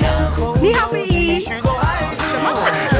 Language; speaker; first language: Chinese; non-native, learner; English